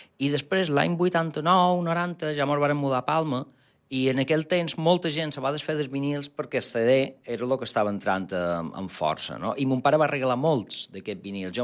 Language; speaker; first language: Catalan; non-native, local second language; Spanish